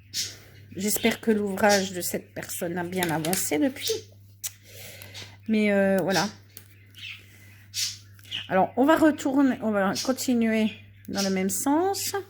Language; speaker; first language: French; native; French